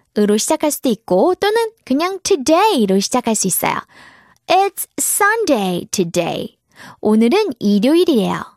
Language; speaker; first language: Korean; native; Korean